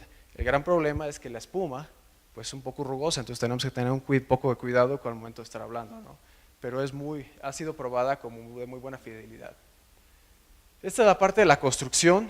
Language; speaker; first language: Spanish; native; Spanish